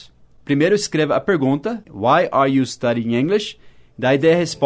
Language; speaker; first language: Portuguese; non-native, fluent; English